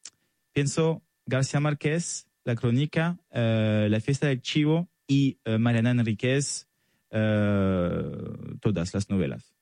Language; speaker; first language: Spanish; non-native, fluent; French